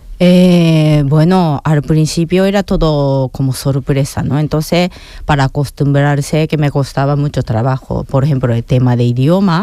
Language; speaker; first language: Spanish; non-native, fluent; Japanese